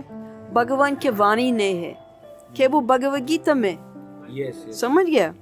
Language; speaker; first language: Hindi; non-native, learner; English